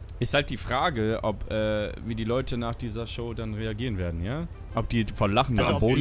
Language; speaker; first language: German; native; German